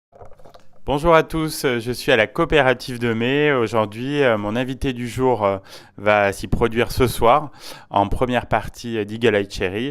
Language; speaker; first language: French; native; French